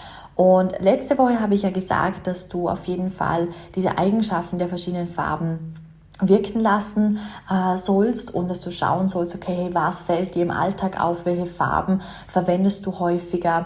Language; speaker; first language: German; native; German